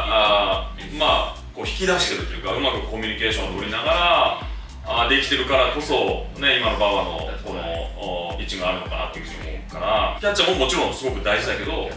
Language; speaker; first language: Japanese; native; Japanese